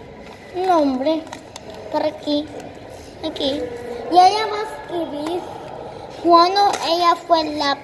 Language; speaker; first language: Spanish; early bilingual, heritage; Spanish